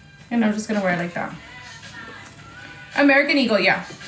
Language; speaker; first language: English; early bilingual, other home language; Spanish